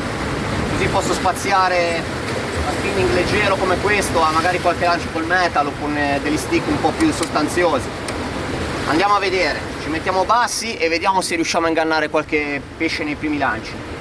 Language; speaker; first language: Italian; native; Italian